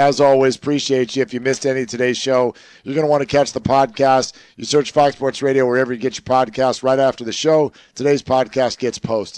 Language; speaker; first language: English; native; English